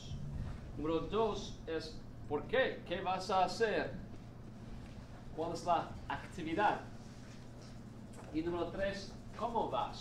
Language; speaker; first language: Spanish; non-native, fluent; English